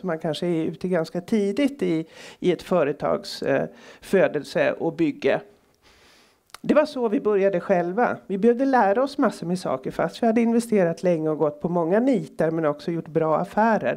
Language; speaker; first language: Swedish; native; Swedish